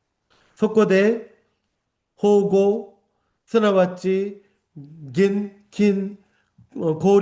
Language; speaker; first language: Japanese; non-native, fluent; Korean